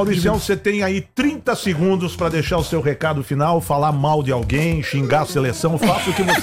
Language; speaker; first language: Portuguese; native; Portuguese